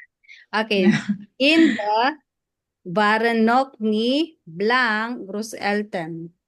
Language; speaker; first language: German; non-native, fluent; Filipino